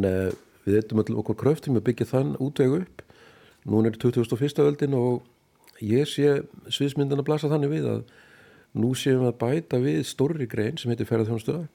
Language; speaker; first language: Icelandic; native; Icelandic